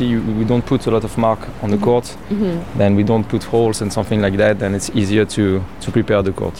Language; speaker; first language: English; non-native, learner; French